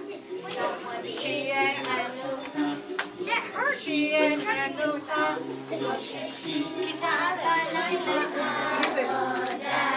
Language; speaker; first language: Hebrew; non-native, learner; English